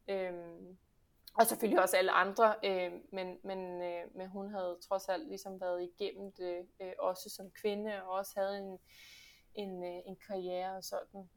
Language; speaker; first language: Danish; early bilingual, heritage; Danish